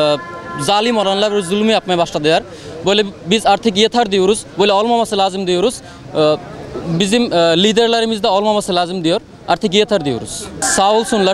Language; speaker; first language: Turkish; non-native, fluent; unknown